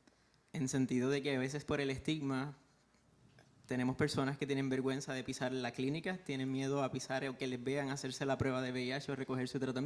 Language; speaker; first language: Spanish; native; Spanish